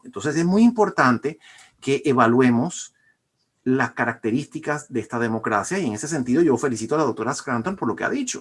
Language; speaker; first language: Spanish; native; Spanish